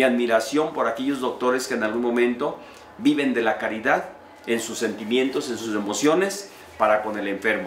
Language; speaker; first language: Spanish; native; Spanish